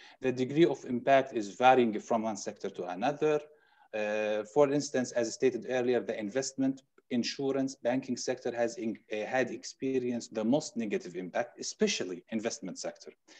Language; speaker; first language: English; non-native, fluent; Arabic